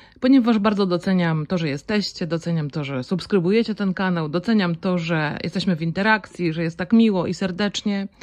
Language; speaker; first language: Polish; native; Polish